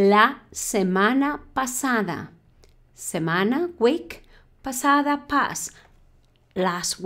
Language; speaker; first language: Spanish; non-native, fluent; English